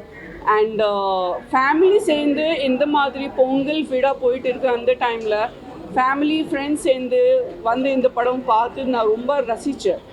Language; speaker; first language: Tamil; non-native, fluent; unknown